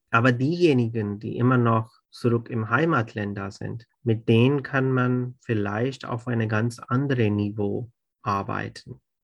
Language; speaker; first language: German; non-native, fluent; Urdu